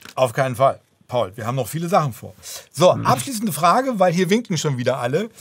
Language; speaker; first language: German; native; German